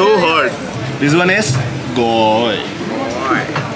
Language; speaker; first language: English; non-native, fluent; Indonesian